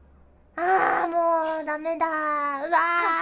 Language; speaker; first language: Japanese; native; Japanese